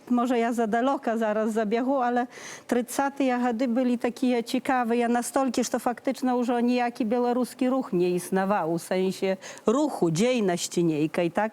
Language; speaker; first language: Polish; non-native, learner; Belarusian